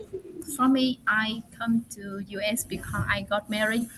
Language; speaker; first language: English; non-native, learner; Vietnamese